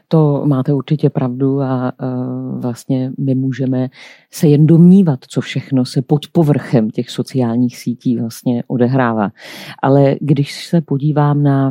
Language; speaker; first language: Czech; native; Czech